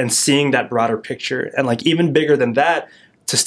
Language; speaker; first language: English; native; English